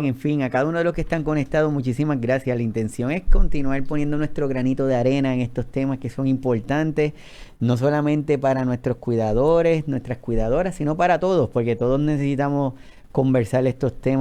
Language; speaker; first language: Spanish; native; Spanish